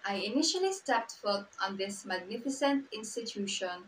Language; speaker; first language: English; non-native, local second language; Cebuano